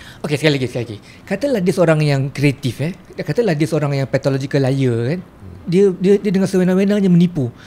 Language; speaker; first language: Malay; native; Malay